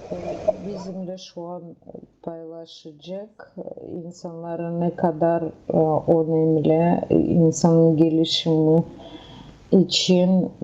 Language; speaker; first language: Turkish; non-native, learner; Russian